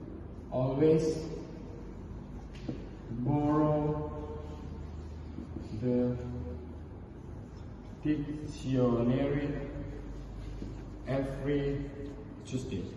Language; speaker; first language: English; non-native, learner; Indonesian